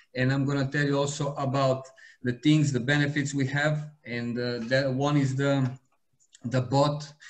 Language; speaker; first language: English; non-native, fluent; Serbian